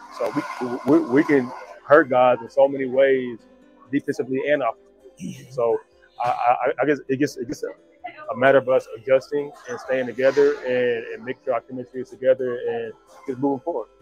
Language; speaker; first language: English; native; English